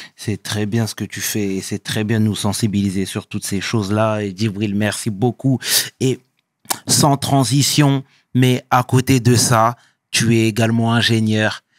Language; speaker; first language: French; native; French